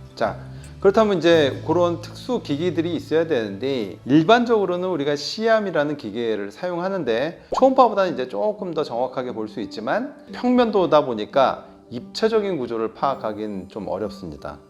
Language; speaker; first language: Korean; native; Korean